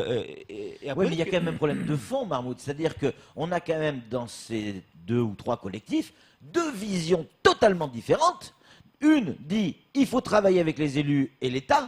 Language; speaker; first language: French; native; French